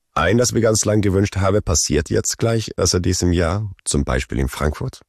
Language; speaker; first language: German; early bilingual, heritage; Swedish